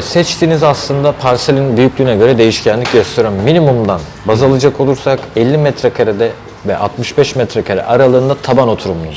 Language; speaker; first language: Turkish; native; Turkish